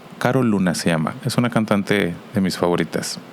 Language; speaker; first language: Spanish; native; Spanish